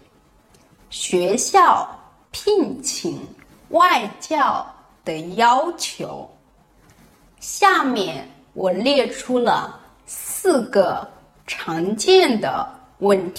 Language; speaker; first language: Chinese; native; Chinese